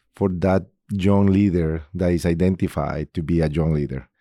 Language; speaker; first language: English; non-native, fluent; Spanish